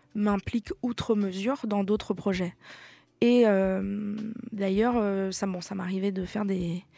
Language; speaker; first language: French; native; French